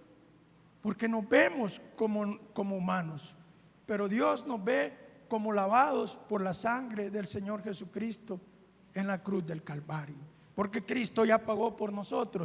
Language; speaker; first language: Spanish; native; Spanish